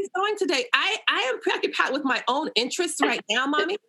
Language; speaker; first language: English; native; English